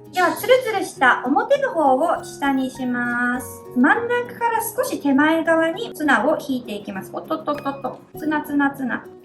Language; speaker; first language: Japanese; native; Japanese